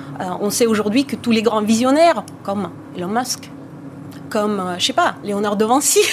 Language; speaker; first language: French; non-native, fluent; Bulgarian